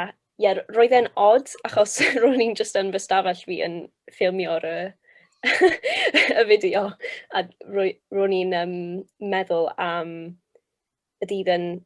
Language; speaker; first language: Welsh; non-native, local second language; English